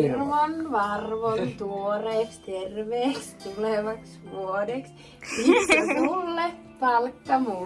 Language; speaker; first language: Finnish; native; Finnish